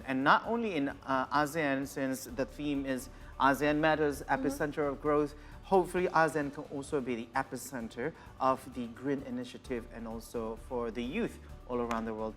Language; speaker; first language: English; non-native, fluent; Indonesian